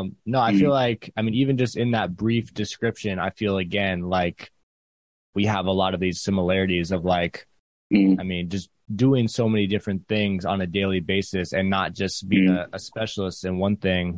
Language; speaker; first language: English; native; English